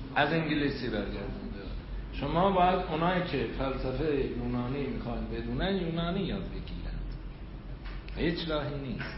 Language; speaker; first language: Persian; non-native, local second language; Azerbaijani